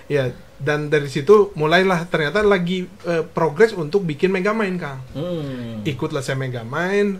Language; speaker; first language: Indonesian; native; Indonesian